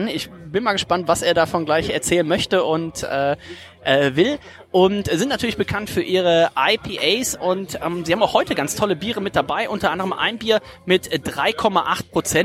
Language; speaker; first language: German; native; German